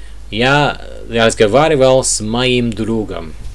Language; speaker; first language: Russian; non-native, learner; English